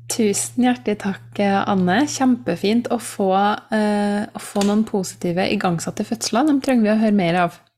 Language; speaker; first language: Norwegian; native; Norwegian